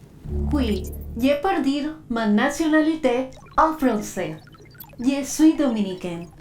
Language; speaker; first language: French; non-native, learner; Spanish